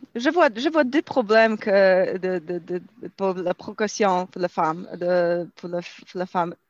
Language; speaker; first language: French; non-native, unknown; Polish